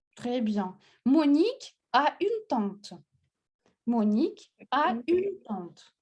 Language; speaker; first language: French; non-native, fluent; Russian